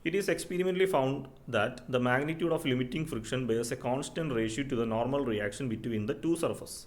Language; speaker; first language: English; non-native, local second language; Malayalam